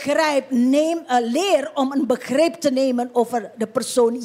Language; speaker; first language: Dutch; non-native, fluent; Indonesian